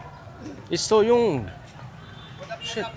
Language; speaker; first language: English; non-native, learner; French